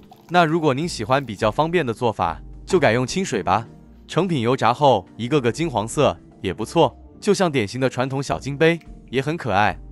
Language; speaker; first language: Chinese; native; Chinese